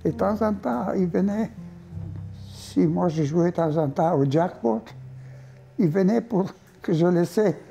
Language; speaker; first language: French; non-native, fluent; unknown